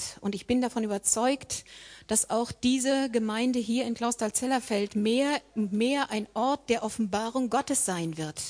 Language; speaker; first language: German; native; German